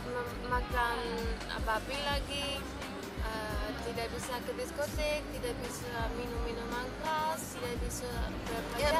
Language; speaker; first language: Indonesian; non-native, learner; Dutch